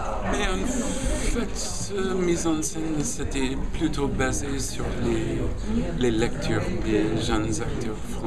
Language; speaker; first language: French; non-native, fluent; English